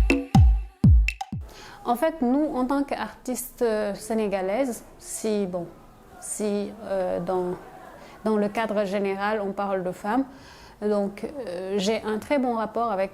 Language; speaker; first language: French; non-native, local second language; Wolof